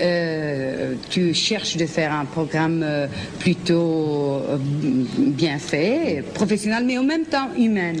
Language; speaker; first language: French; non-native, fluent; Italian